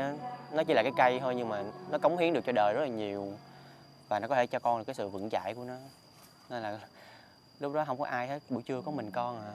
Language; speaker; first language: Vietnamese; native; Vietnamese